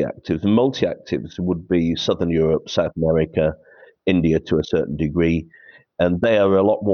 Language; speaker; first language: English; native; English